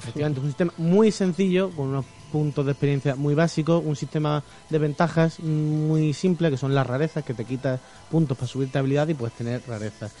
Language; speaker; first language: Spanish; native; Spanish